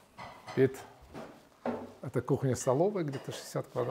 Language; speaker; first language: Russian; non-native, local second language; Uzbek